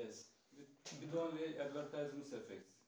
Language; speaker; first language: English; non-native, learner; Turkish